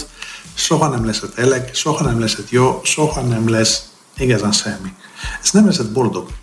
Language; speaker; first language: Hungarian; non-native, fluent; Greek